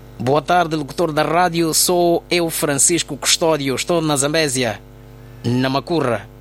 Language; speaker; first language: Portuguese; native; Portuguese